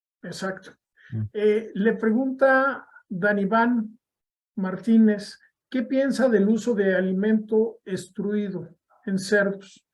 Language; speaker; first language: Spanish; native; Spanish